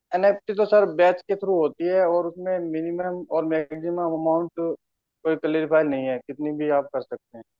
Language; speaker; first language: Hindi; native; Hindi